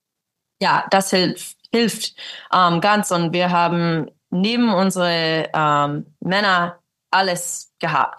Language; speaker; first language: German; early bilingual, heritage; English